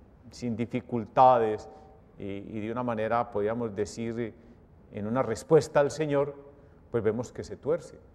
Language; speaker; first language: Spanish; native; Spanish